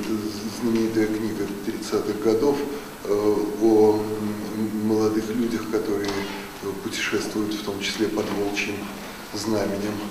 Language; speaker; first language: Russian; native; Russian